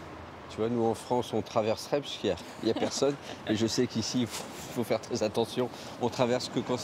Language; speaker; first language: French; native; French